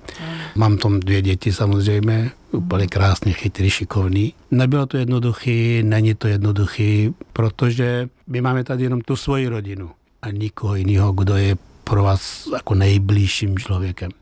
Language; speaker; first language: Czech; non-native, fluent; Persian